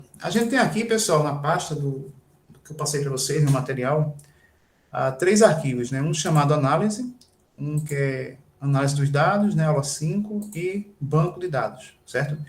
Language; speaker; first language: Portuguese; native; Portuguese